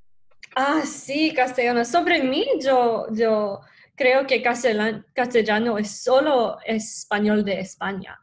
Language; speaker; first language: Spanish; non-native, learner; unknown